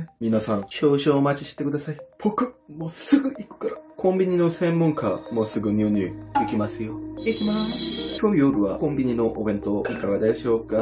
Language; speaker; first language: Japanese; non-native, learner; Korean